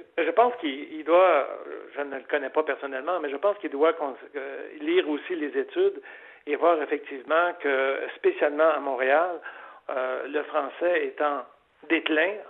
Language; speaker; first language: French; native; French